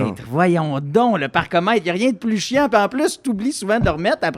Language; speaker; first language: French; native; French